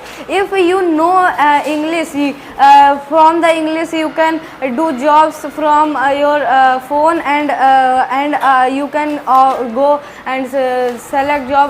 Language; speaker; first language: English; non-native, learner; Hindi